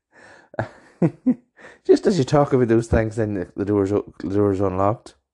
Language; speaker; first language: English; native; English